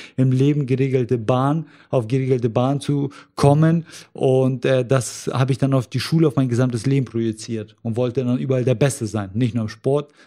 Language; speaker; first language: German; early bilingual, other home language; Russian